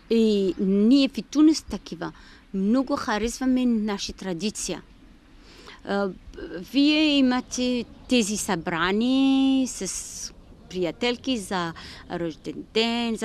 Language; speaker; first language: Bulgarian; non-native, learner; Arabic